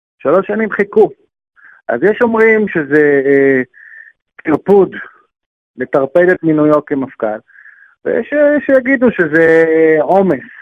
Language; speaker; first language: Hebrew; native; Hebrew